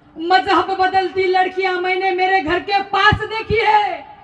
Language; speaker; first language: Hindi; non-native, local second language; Marathi